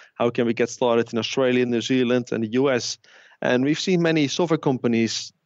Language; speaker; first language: English; non-native, fluent; Dutch